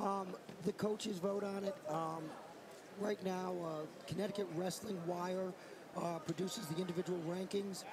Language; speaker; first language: English; native; English